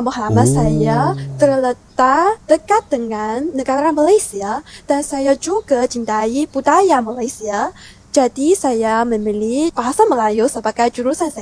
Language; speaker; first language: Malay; non-native, learner; Chinese